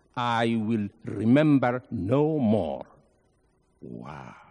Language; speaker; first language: English; non-native, fluent; Arabic